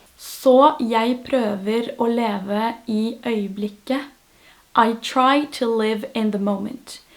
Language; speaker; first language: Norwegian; non-native, fluent; French